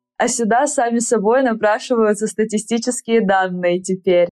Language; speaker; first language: Russian; native; Russian